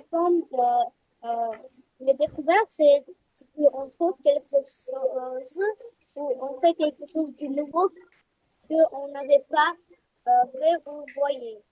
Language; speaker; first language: French; non-native, fluent; Russian